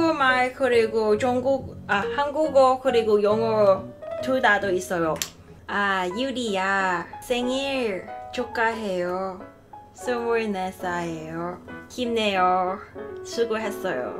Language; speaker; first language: Korean; non-native, learner; Cantonese